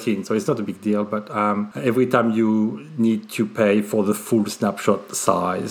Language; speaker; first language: English; non-native, fluent; French